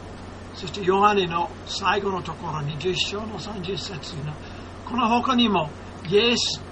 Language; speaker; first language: Japanese; non-native, fluent; English